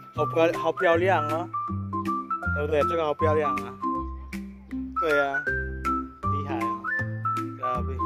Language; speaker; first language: Chinese; non-native, fluent; Filipino